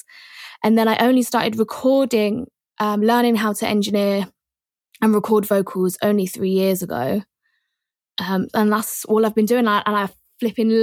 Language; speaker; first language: English; native; English